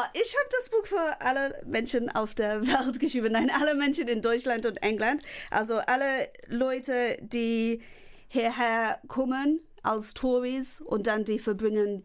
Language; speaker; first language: German; non-native, fluent; English